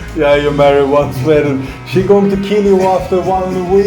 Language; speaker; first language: English; non-native, fluent; Swedish